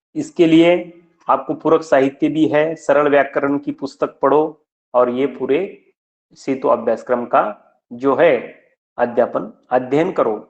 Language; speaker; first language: Hindi; non-native, local second language; Marathi